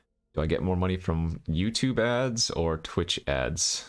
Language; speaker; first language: English; native; English